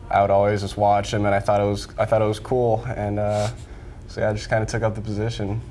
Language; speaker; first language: English; native; English